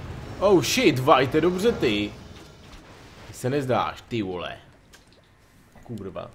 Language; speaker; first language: Czech; native; Czech